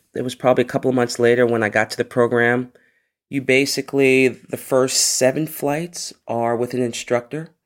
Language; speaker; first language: English; native; English